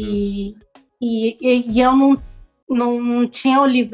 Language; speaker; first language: Portuguese; non-native, local second language; Spanish